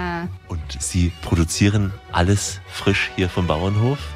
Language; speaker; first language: German; native; German